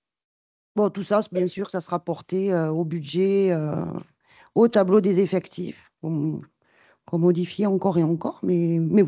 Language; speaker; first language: French; native; French